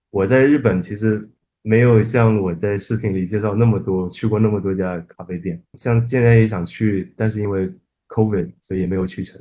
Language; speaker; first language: Chinese; non-native, fluent; Japanese